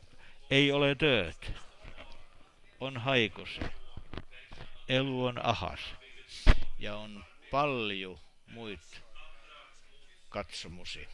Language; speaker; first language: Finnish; non-native, learner; Estonian